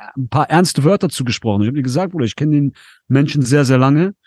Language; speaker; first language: German; native; German